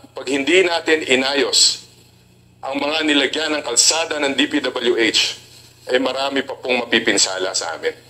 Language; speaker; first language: Filipino; native; Filipino